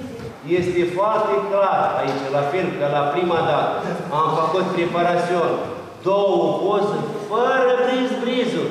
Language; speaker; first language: Romanian; non-native, learner; Russian